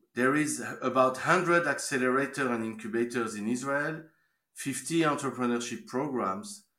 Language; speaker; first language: English; non-native, fluent; French